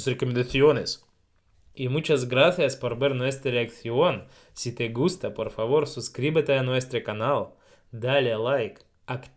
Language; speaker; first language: Spanish; non-native, learner; Russian